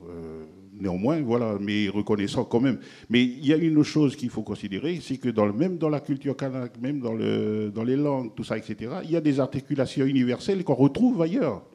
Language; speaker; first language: French; non-native, local second language; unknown